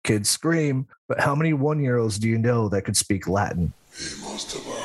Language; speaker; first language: English; native; English